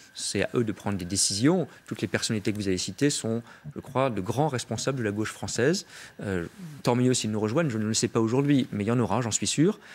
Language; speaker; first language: French; native; French